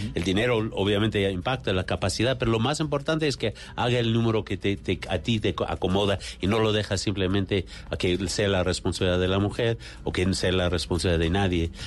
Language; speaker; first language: Spanish; non-native, fluent; English